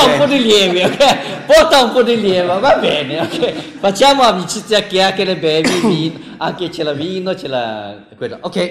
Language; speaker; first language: Italian; non-native, learner; Chinese